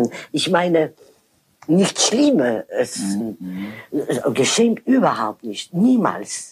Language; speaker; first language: German; non-native, fluent; French